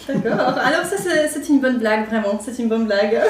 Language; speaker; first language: French; non-native, fluent; Polish